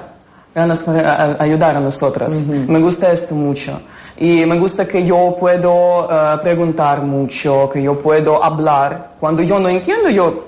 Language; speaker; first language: Spanish; non-native, learner; Ukrainian